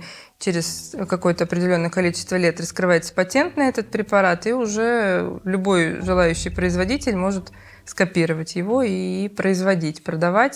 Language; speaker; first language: Russian; native; Russian